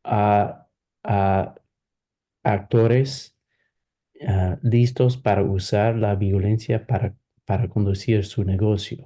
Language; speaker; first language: Spanish; non-native, fluent; English